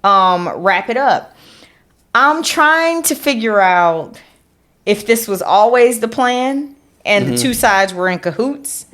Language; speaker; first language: English; native; English